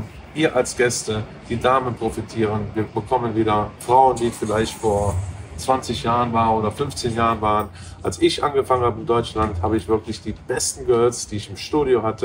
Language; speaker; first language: German; native; German